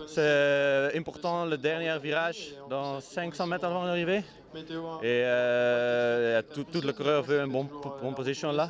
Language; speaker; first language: French; non-native, learner; Dutch